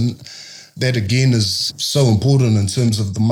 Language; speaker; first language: English; native; English